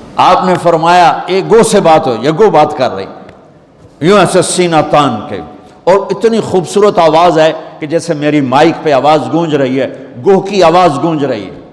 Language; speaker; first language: Urdu; non-native, local second language; Punjabi